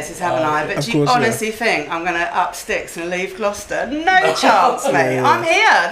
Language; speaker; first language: English; native; English